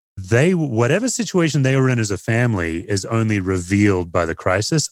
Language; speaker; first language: English; native; English